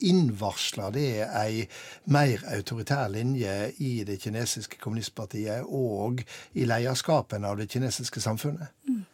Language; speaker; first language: Norwegian; native; Norwegian